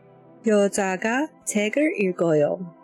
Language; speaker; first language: Korean; non-native, learner; English